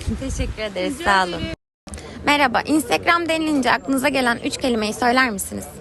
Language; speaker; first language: Turkish; native; Turkish